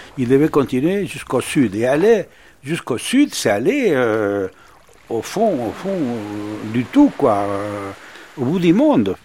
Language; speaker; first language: French; non-native, fluent; Spanish